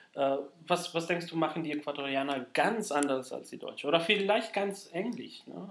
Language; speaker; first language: German; non-native, fluent; Spanish